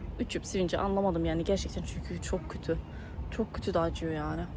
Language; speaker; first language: Turkish; non-native, fluent; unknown